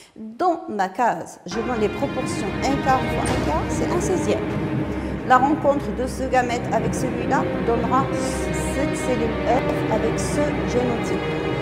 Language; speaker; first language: French; non-native, local second language; Arabic